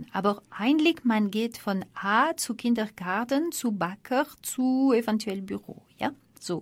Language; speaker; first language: German; non-native, fluent; French